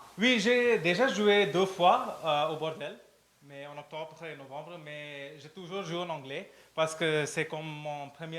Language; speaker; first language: French; non-native, learner; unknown